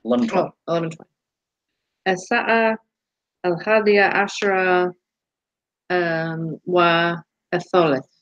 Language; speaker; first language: Arabic; non-native, learner; English